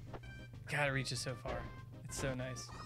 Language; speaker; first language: English; native; English